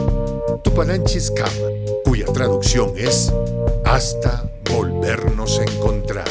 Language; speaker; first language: Spanish; native; Spanish